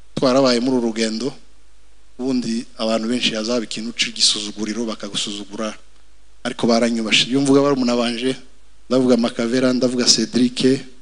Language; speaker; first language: Kinyarwanda; native; Kinyarwanda